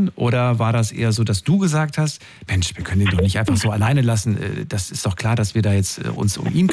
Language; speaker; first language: German; native; German